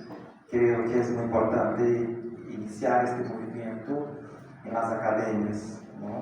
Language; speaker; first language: Spanish; non-native, fluent; Portuguese